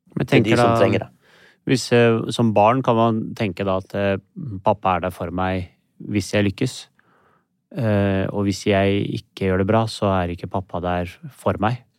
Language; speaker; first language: Norwegian; early bilingual, other home language; Urdu